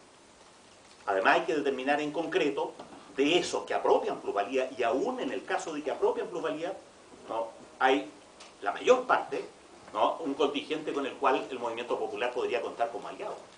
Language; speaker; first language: Spanish; native; Spanish